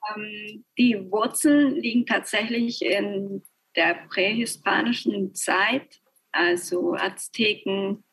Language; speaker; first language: German; early bilingual, other home language; Spanish